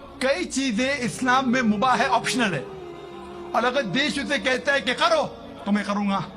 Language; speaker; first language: Urdu; non-native, local second language; Konkani